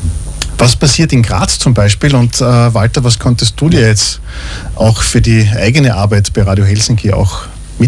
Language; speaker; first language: German; native; German